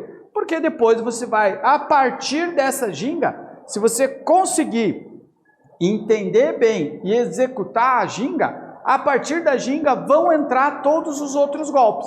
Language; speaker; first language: Portuguese; native; Portuguese